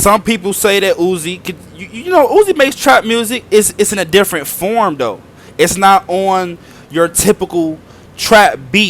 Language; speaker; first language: English; native; English